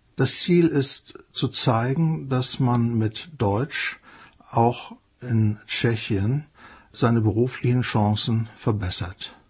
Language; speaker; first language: German; native; German